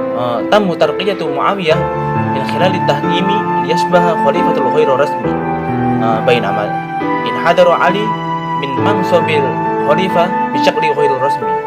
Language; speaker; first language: Arabic; non-native, learner; Indonesian